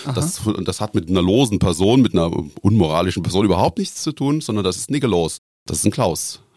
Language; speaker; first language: German; native; German